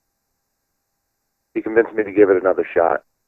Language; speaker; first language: English; native; English